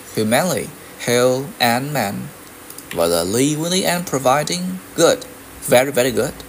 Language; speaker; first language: English; non-native, fluent; Vietnamese